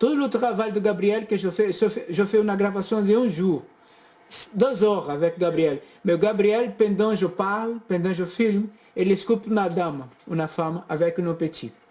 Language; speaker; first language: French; non-native, learner; Portuguese